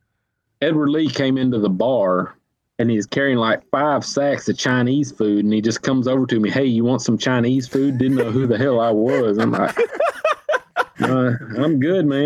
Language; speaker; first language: English; native; English